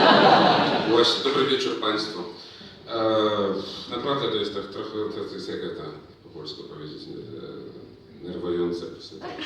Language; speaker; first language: Polish; non-native, learner; Belarusian